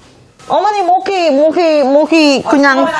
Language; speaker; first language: Korean; non-native, learner; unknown